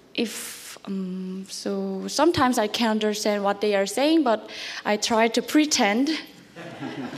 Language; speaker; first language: English; non-native, learner; Korean